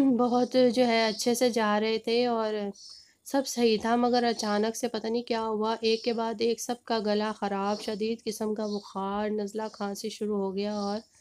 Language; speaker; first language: Hindi; native; Hindi